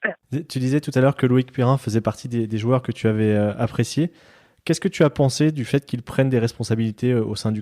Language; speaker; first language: French; native; French